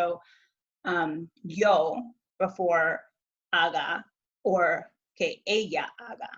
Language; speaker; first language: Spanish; non-native, fluent; English